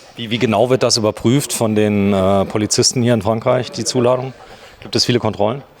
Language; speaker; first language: German; native; German